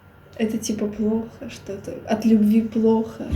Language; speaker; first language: Russian; native; Russian